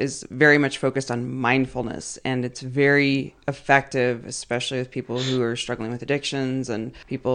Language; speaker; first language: English; native; English